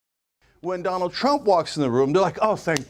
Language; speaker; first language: English; native; English